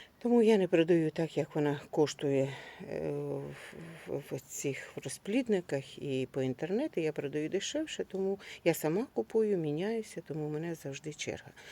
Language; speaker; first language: Ukrainian; native; Ukrainian